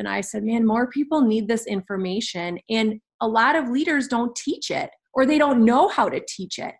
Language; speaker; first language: English; native; English